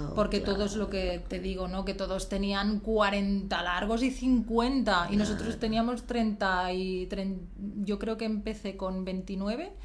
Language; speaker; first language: Spanish; native; Spanish